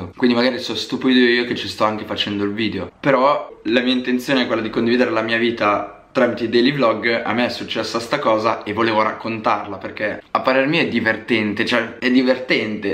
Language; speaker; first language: Italian; native; Italian